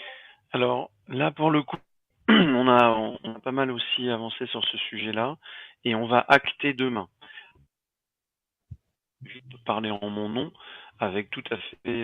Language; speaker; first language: French; native; French